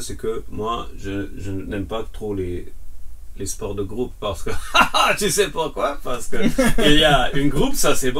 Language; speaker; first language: French; non-native, fluent; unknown